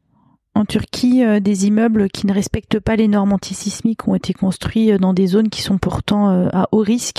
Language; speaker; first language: French; native; French